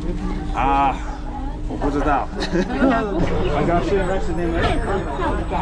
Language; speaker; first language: Chinese; non-native, fluent; English